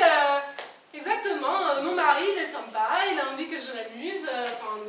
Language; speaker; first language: French; native; French